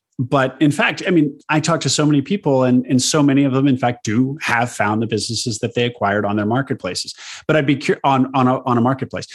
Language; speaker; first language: English; native; English